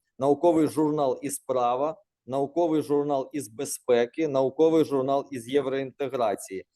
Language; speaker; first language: Ukrainian; native; Ukrainian